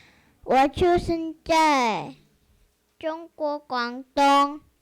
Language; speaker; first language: Chinese; early bilingual, heritage; Chinese